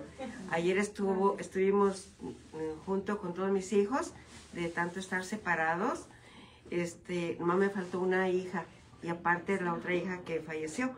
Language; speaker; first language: Spanish; native; Spanish